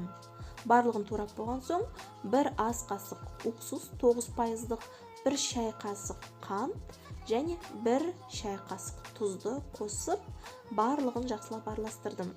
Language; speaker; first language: Kazakh; native; Kazakh